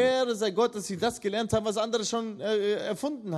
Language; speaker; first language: German; non-native, fluent; Russian